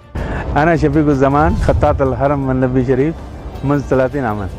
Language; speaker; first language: Arabic; non-native, fluent; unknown